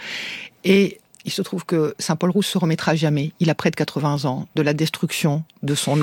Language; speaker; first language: French; native; French